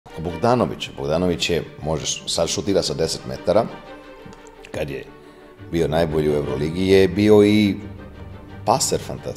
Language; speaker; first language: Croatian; non-native, fluent; Italian